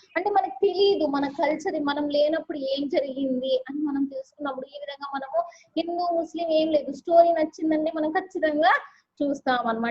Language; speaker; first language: Telugu; non-native, local second language; Urdu